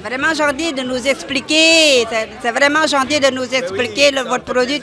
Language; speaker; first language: French; non-native, fluent; Lao